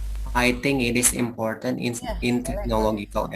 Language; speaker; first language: English; non-native, learner; Indonesian